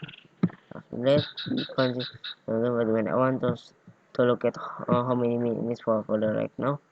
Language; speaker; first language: English; non-native, learner; Indonesian